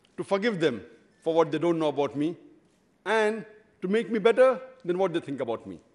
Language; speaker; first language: English; non-native, local second language; Urdu